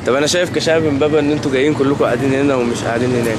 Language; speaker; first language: Arabic; native; Arabic